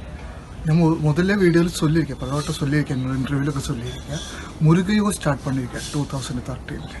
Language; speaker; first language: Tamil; non-native, learner; Malayalam